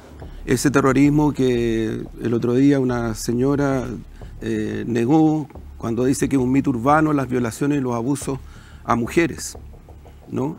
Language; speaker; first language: Spanish; native; Spanish